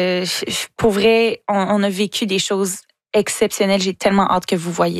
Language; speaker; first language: French; native; French